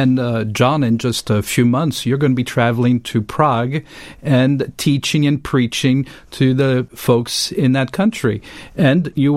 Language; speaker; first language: English; non-native, fluent; French